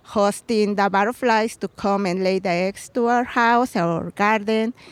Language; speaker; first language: English; non-native, fluent; Spanish